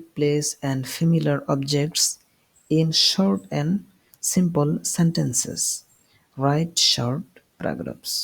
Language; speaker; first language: English; non-native, local second language; Bangla